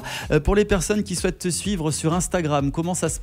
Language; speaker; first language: French; native; French